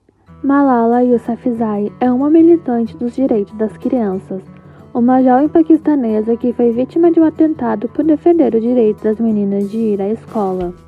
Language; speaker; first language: Portuguese; native; Portuguese